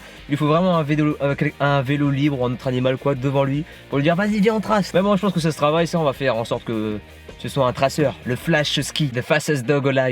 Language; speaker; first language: French; native; French